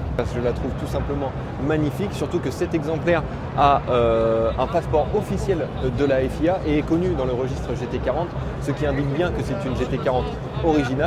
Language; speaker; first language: French; native; French